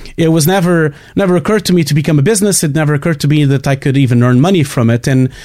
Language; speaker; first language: English; non-native, fluent; Portuguese